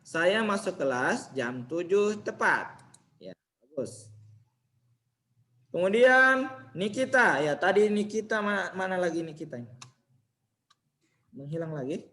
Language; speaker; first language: Indonesian; native; Indonesian